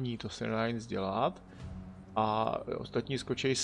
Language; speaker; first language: Czech; native; Czech